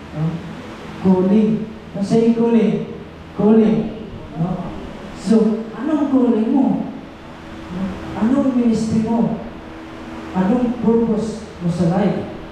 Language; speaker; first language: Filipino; non-native, local second language; Cebuano